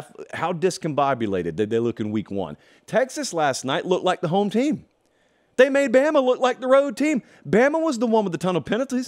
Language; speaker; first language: English; native; English